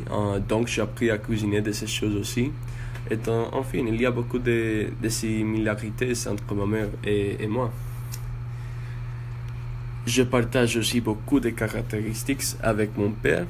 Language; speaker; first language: French; non-native, learner; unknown